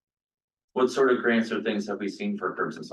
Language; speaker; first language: English; native; English